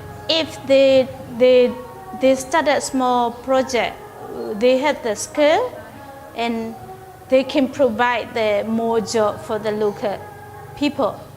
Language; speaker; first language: English; non-native, learner; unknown